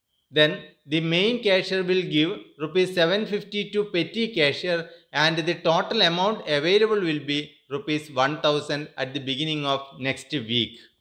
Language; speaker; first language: English; non-native, local second language; Malayalam